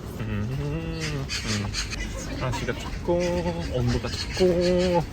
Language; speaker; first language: Korean; non-native, learner; Hungarian